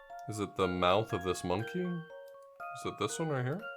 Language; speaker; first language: English; native; English